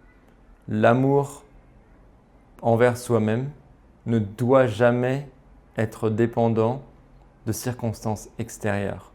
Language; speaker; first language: French; native; French